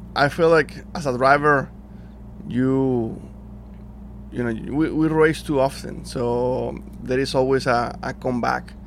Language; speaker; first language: English; non-native, fluent; Spanish